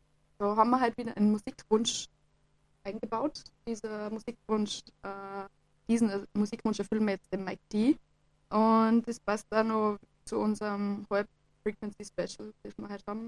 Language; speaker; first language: German; native; German